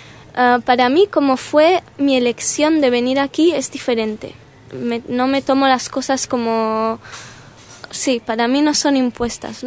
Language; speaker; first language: Spanish; early bilingual, heritage; Spanish